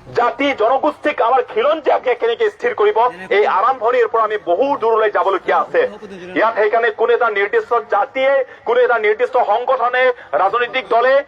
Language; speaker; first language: Assamese; non-native, local second language; Karbi